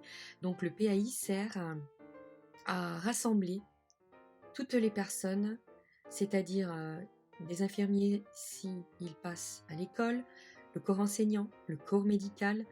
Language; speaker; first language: French; native; French